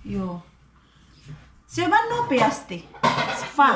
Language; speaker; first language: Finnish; non-native, learner; Filipino